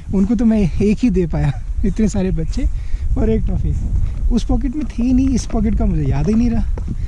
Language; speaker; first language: Hindi; native; Hindi